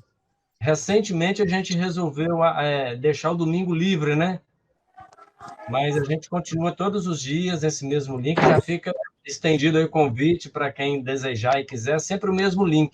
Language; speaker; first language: Portuguese; native; Portuguese